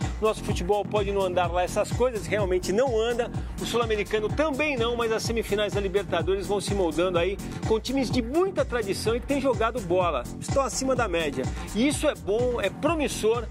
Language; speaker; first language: Portuguese; native; Portuguese